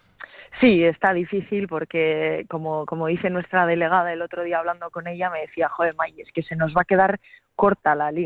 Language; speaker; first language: Spanish; native; Spanish